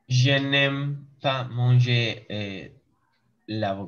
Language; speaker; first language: French; non-native, learner; English